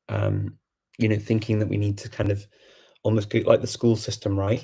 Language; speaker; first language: English; native; English